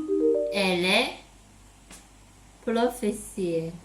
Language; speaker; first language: French; non-native, learner; Chinese